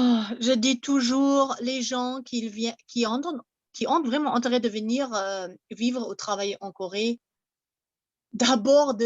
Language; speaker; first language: French; non-native, fluent; German